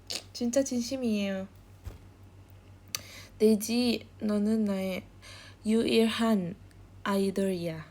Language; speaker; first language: Korean; non-native, learner; Indonesian